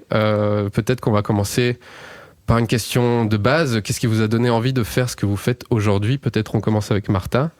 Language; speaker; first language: French; native; French